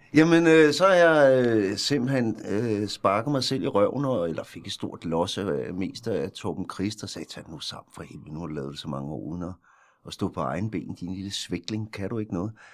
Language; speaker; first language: Danish; native; Danish